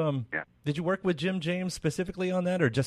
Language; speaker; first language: English; native; English